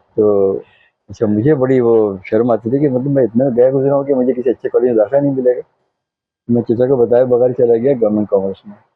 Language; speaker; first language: Urdu; non-native, local second language; Konkani